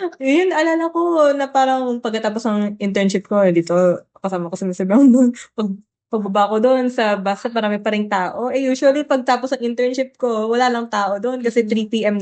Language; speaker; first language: Filipino; native; Filipino